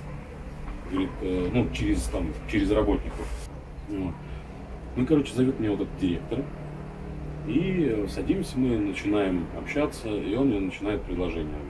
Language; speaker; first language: Russian; native; Russian